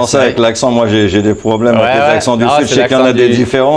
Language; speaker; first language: French; native; French